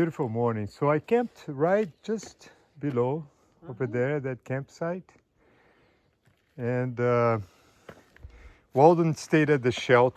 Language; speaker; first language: English; non-native, fluent; Portuguese